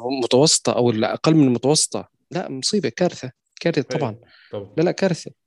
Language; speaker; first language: Arabic; native; Arabic